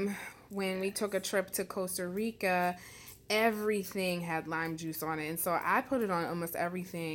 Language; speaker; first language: English; native; English